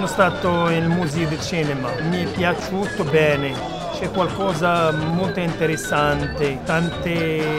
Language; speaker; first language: Italian; non-native, learner; Arabic